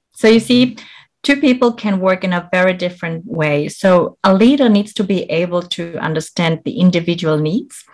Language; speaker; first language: English; non-native, fluent; German